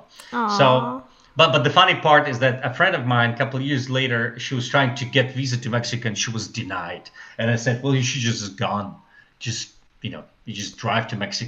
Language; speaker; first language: English; non-native, fluent; Russian